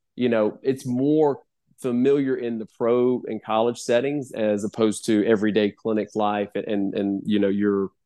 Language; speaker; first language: English; native; English